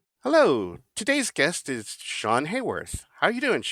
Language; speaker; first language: English; native; English